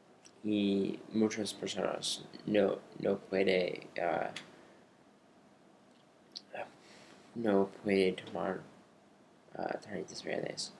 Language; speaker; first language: Spanish; non-native, learner; English